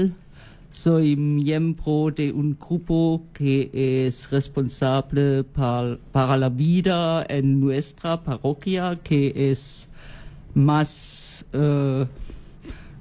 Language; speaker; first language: Spanish; non-native, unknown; German